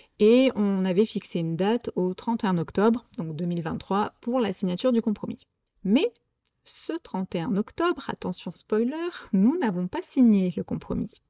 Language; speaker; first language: French; native; French